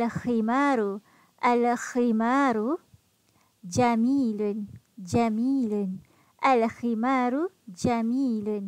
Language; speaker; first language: Arabic; non-native, fluent; Malay